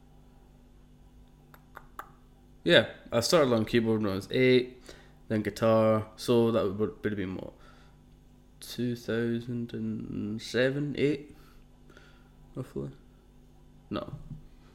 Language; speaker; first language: English; native; English